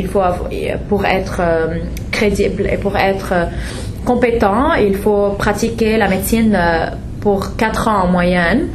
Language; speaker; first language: French; non-native, fluent; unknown